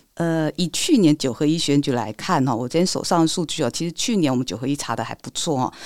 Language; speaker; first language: Chinese; native; Chinese